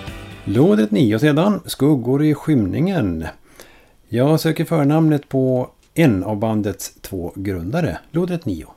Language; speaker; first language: Swedish; native; Swedish